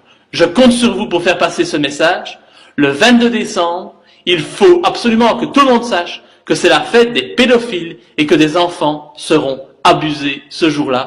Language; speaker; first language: French; native; French